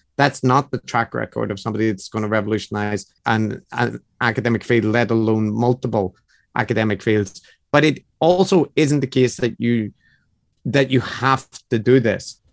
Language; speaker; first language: English; native; English